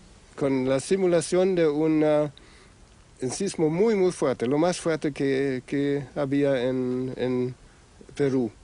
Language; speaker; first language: Spanish; non-native, fluent; German